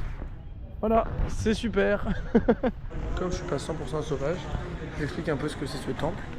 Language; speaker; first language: French; native; French